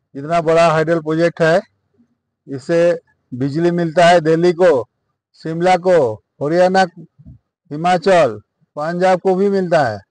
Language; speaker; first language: Hindi; non-native, local second language; Bangla